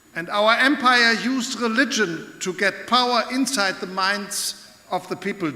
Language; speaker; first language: English; non-native, fluent; German